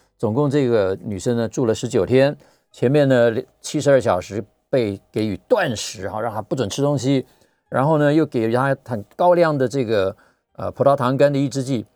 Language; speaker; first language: Chinese; native; Chinese